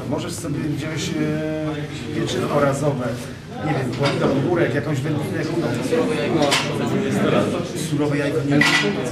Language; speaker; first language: Polish; native; Polish